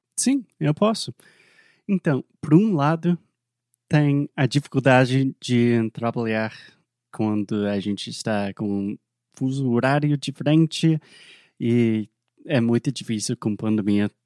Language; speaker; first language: Portuguese; non-native, fluent; English